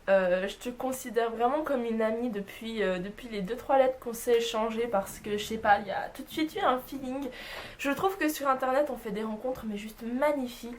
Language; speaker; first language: French; native; French